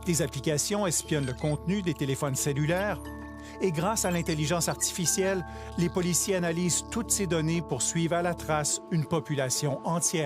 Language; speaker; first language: French; native; French